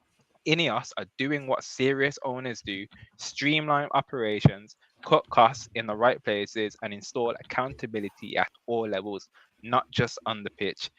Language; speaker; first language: English; native; English